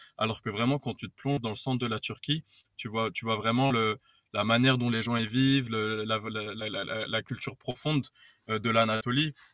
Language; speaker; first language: French; native; French